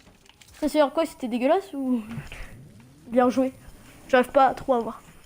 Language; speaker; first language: French; native; French